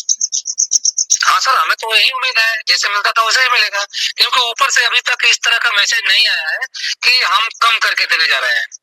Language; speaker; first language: Hindi; native; Hindi